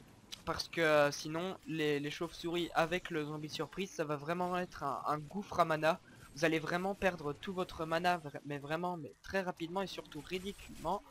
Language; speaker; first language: French; native; French